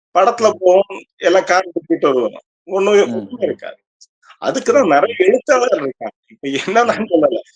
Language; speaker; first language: Tamil; native; Tamil